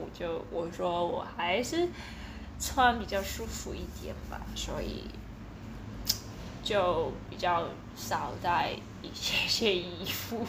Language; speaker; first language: Chinese; early bilingual, heritage; Chinese